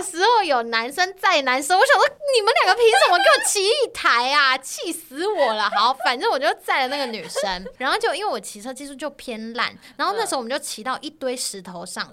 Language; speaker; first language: Chinese; native; Chinese